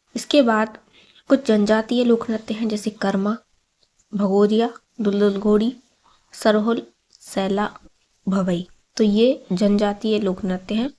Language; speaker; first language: Hindi; native; Hindi